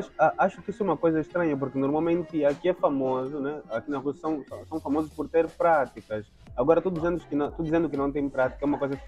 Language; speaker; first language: Portuguese; native; Portuguese